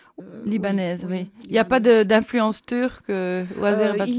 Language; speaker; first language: French; native; French